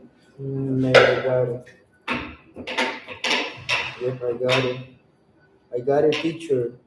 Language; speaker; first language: English; non-native, learner; Spanish